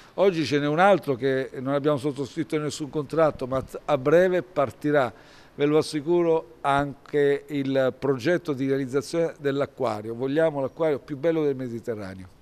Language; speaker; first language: Italian; native; Italian